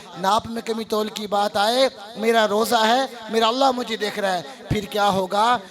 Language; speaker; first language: Urdu; non-native, local second language; Punjabi